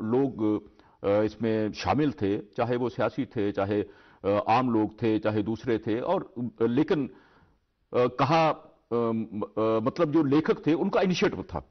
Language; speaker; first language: Hindi; non-native, local second language; Dogri